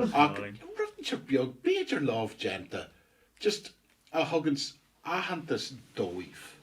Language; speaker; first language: Irish; non-native, local second language; English